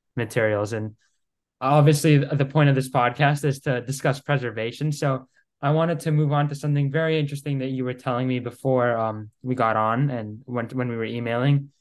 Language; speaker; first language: English; non-native, fluent; Greek